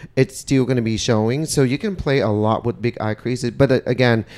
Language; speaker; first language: English; non-native, fluent; Vietnamese